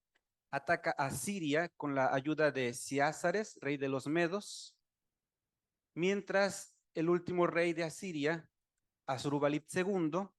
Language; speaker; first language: Spanish; native; Spanish